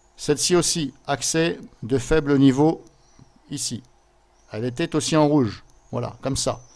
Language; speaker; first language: French; native; French